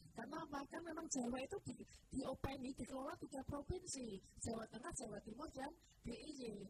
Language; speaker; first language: Indonesian; non-native, local second language; Javanese